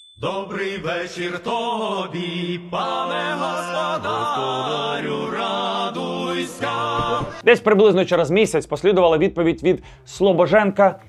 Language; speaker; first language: Ukrainian; native; Ukrainian